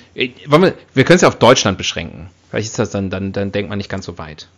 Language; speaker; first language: German; native; German